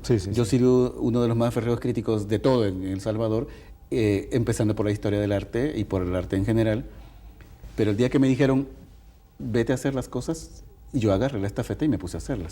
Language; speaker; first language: Spanish; native; Spanish